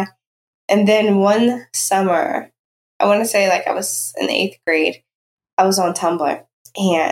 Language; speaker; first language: English; native; English